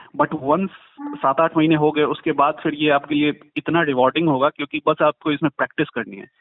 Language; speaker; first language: Hindi; native; Hindi